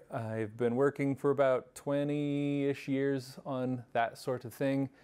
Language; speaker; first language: English; native; English